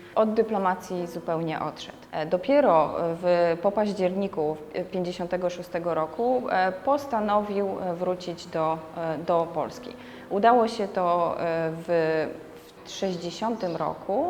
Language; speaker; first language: Polish; native; Polish